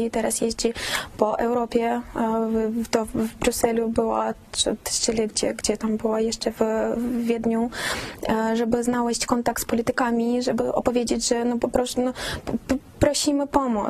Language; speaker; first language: Polish; non-native, fluent; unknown